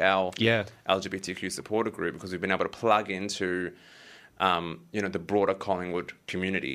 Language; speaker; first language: English; native; English